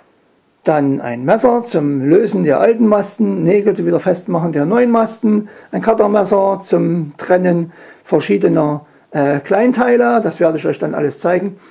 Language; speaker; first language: German; native; German